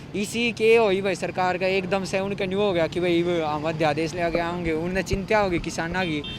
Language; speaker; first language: Hindi; native; Hindi